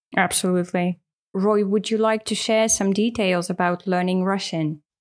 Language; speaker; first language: English; non-native, fluent; Russian